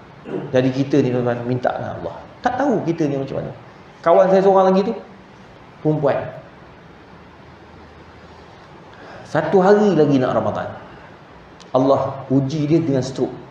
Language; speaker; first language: Malay; native; Malay